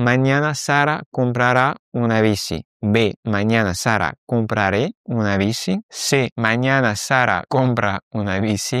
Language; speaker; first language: Spanish; non-native, fluent; French